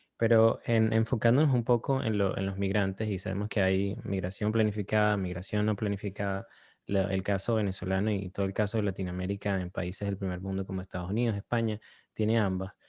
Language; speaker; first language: Spanish; native; Spanish